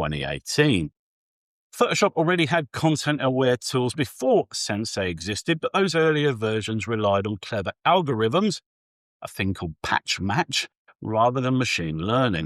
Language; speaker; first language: English; native; English